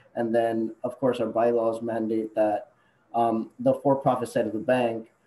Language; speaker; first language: English; non-native, fluent; Spanish